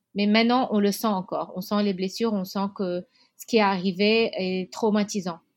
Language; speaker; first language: French; non-native, local second language; Arabic